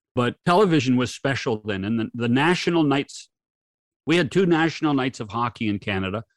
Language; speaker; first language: English; native; English